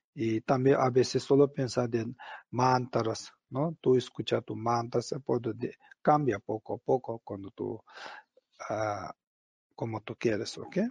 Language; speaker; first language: Spanish; non-native, learner; Tibetan